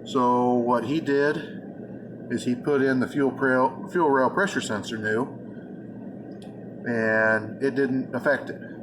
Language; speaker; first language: English; native; English